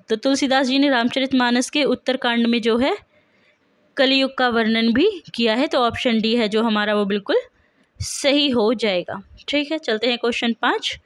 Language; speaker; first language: Hindi; native; Hindi